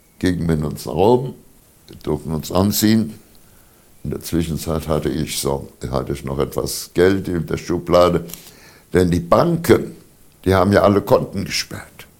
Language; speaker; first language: German; native; German